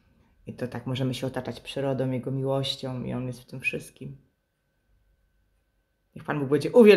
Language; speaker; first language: Polish; native; Polish